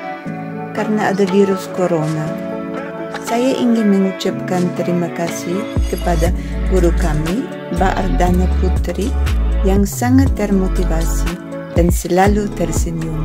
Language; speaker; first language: Indonesian; non-native, learner; German